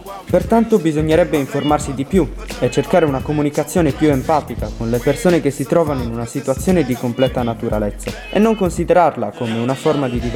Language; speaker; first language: Italian; native; Italian